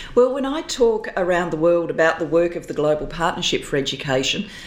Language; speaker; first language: English; native; English